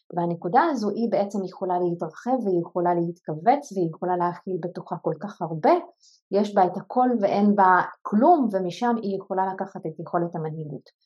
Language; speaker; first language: Hebrew; non-native, local second language; Arabic